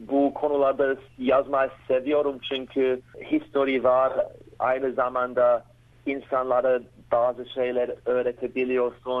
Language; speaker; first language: Turkish; early bilingual, heritage; Turkish